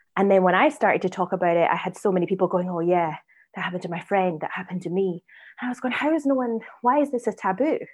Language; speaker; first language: English; native; English